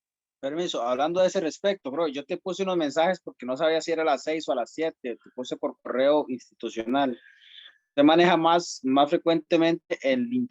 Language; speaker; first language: Spanish; native; Spanish